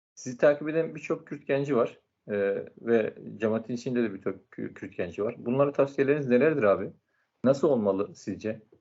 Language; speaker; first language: Turkish; native; Turkish